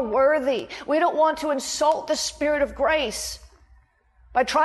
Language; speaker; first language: English; native; English